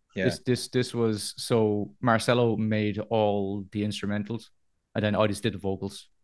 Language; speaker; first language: English; native; English